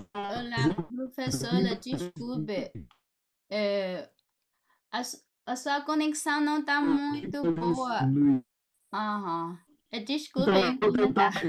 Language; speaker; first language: Portuguese; non-native, fluent; Chinese